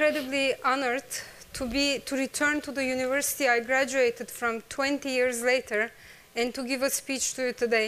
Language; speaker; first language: English; non-native, fluent; Turkish